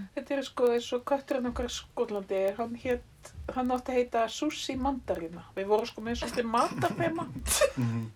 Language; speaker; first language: Icelandic; early bilingual, other home language; French